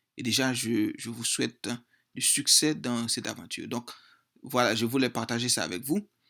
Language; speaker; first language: French; non-native, local second language; Haitian Creole